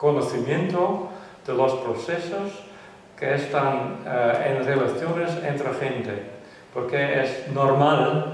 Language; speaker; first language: Spanish; non-native, fluent; Dutch